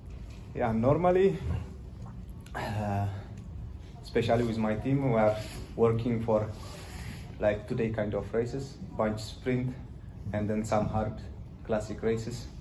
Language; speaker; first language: English; non-native, learner; Tigrinya